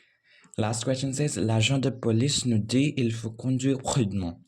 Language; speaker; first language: French; non-native, fluent; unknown